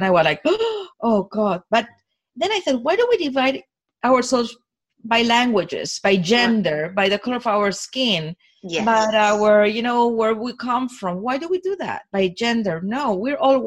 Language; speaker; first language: English; non-native, fluent; Spanish